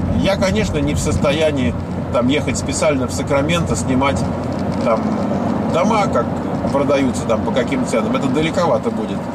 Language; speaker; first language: Russian; native; Russian